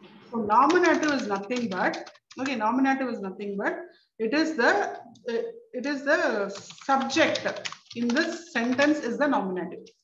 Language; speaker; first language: English; non-native, local second language; Tamil